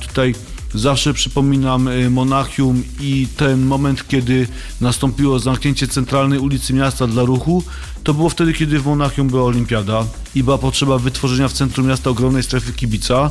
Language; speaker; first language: Polish; native; Polish